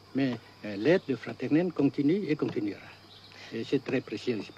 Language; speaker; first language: French; non-native, fluent; Vietnamese